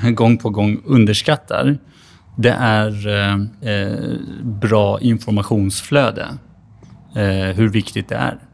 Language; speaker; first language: Swedish; native; Swedish